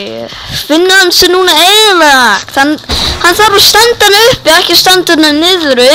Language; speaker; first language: Icelandic; non-native, learner; Danish